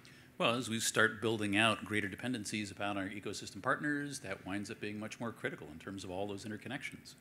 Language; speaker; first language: English; native; English